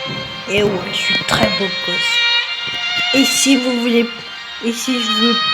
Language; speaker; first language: French; native; French